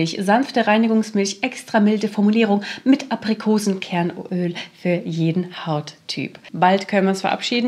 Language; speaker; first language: German; native; German